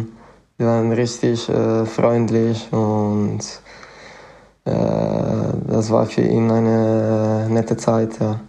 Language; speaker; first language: German; non-native, fluent; Italian